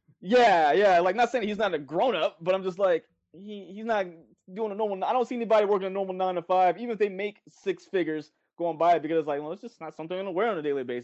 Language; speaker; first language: English; native; English